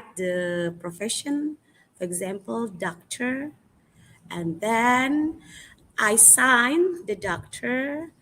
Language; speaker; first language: English; non-native, fluent; Indonesian